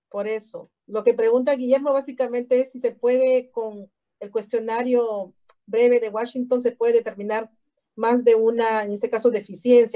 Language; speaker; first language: Spanish; native; Spanish